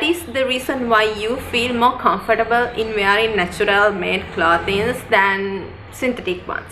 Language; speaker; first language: English; non-native, local second language; Sinhala